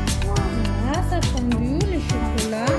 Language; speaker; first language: French; non-native, learner; Hmong